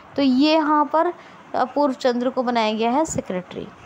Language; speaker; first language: Hindi; native; Hindi